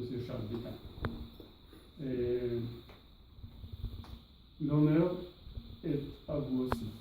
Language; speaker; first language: French; non-native, fluent; Norwegian